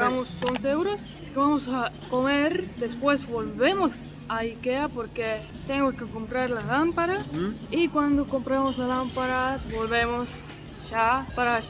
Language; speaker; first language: Spanish; non-native, fluent; Estonian